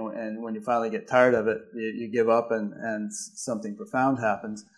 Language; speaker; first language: English; native; English